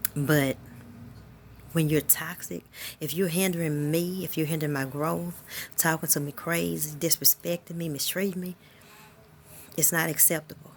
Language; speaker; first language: English; native; English